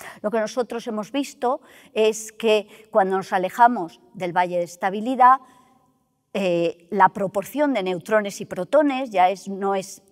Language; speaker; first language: Spanish; native; Spanish